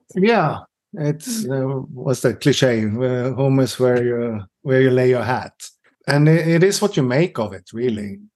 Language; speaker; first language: English; non-native, fluent; Swedish